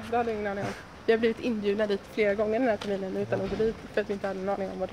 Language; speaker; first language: Swedish; native; Swedish